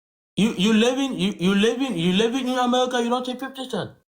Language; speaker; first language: English; non-native, learner; French